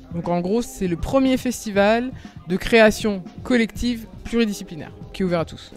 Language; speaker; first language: French; native; French